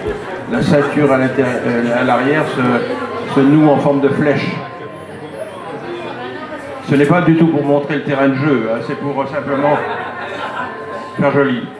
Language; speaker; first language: French; native; French